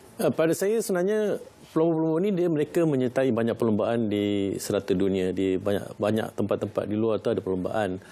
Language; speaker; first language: Malay; non-native, local second language; Tamil